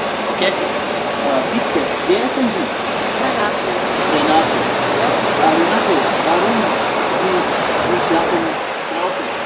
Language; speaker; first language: German; non-native, learner; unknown